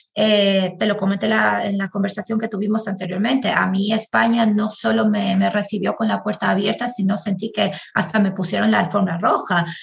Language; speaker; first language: Spanish; non-native, fluent; Albanian